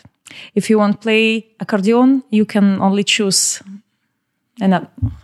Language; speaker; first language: English; non-native, learner; Ukrainian